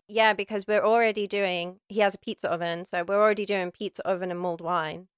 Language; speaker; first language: English; native; English